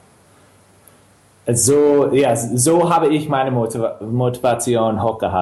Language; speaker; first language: German; non-native, fluent; English